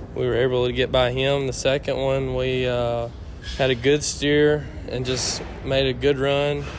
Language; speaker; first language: English; native; English